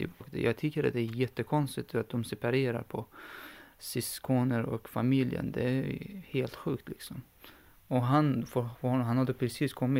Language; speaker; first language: Swedish; non-native, learner; Persian